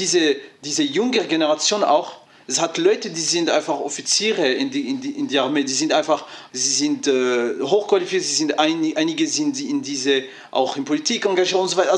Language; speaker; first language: German; non-native, fluent; French